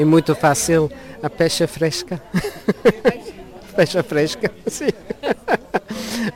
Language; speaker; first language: Portuguese; non-native, learner; Luxembourgish